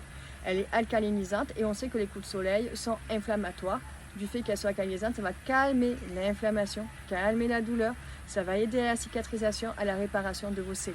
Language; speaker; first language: French; native; French